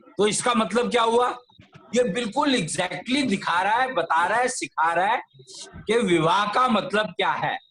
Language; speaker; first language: Hindi; native; Hindi